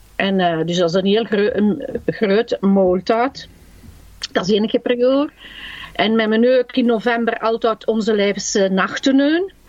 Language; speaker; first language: Dutch; native; Dutch